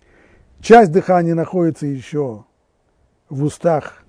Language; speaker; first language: Russian; native; Russian